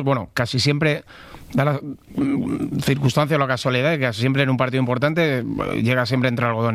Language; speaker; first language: Spanish; native; Spanish